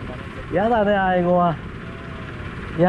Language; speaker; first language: Japanese; native; Japanese